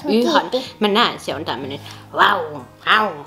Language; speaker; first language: Finnish; native; Finnish